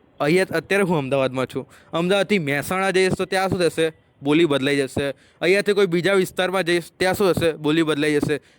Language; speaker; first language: Gujarati; non-native, local second language; Marathi